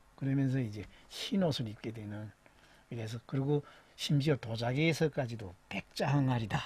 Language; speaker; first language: Korean; native; Korean